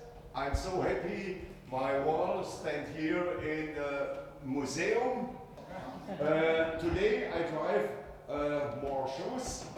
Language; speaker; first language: English; non-native, learner; German